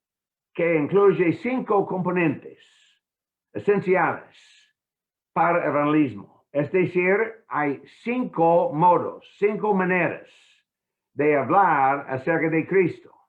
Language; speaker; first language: Spanish; non-native, fluent; English